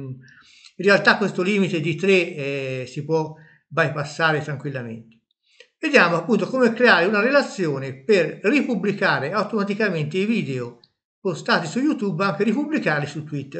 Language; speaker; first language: Italian; native; Italian